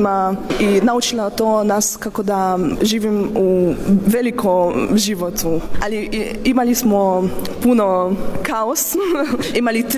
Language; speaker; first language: Serbian; non-native, learner; Hungarian